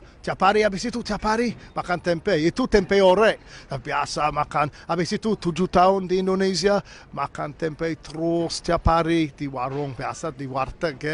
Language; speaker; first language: Indonesian; non-native, fluent; English